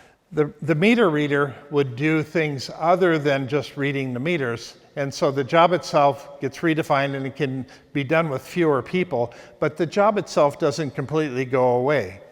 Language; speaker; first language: English; native; English